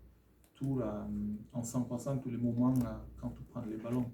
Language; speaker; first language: French; non-native, learner; Fijian